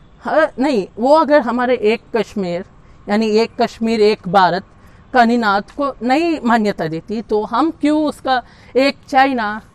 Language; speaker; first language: Hindi; non-native, local second language; Telugu